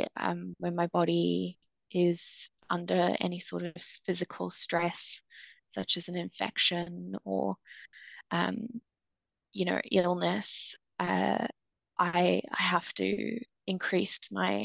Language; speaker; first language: English; native; English